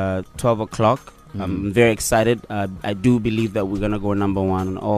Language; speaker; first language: English; non-native, local second language; Tswana